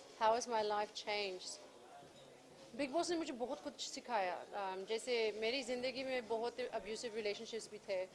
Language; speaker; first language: Hindi; early bilingual, heritage; English